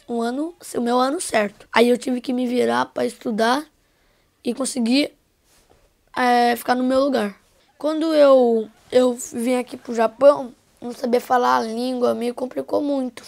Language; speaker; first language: Portuguese; early bilingual, heritage; Portuguese